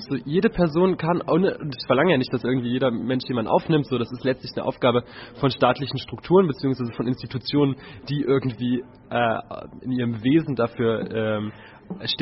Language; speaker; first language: German; native; German